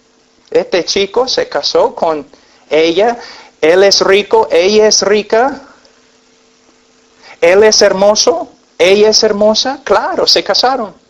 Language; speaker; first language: Spanish; non-native, fluent; English